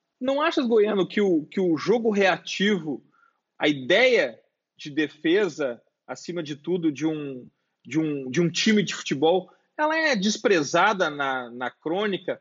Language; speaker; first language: Portuguese; native; Portuguese